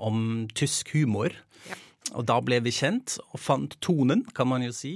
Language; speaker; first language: Norwegian; non-native, fluent; German